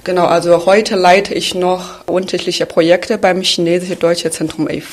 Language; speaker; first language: German; non-native, fluent; Chinese